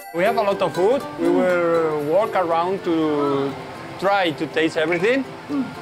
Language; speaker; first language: English; non-native, learner; Spanish